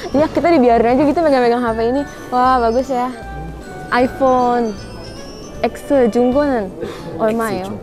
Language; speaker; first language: Indonesian; native; Indonesian